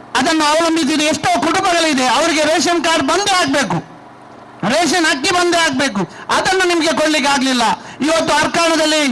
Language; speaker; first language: Kannada; non-native, local second language; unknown